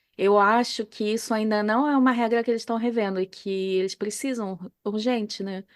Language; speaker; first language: Portuguese; native; Portuguese